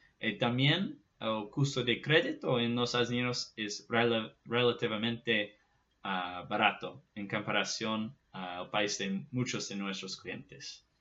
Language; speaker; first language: Spanish; non-native, fluent; Portuguese